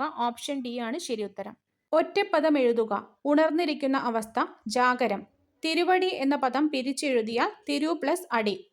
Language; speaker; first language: Malayalam; native; Malayalam